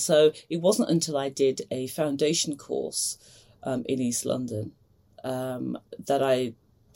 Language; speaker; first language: English; native; English